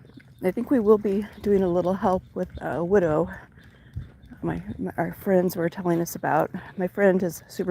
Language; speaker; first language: English; native; English